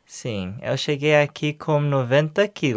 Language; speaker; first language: Portuguese; non-native, learner; English